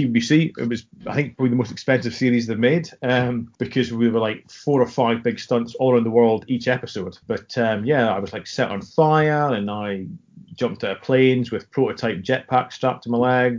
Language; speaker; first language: English; native; English